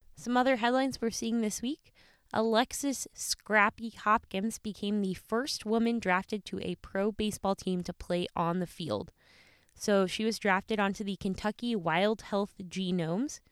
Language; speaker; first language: English; native; English